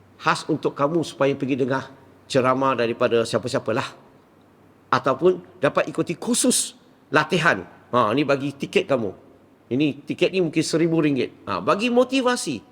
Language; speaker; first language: Malay; non-native, local second language; Min Nan Chinese